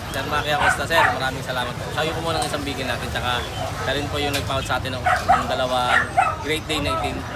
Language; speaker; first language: Filipino; native; Filipino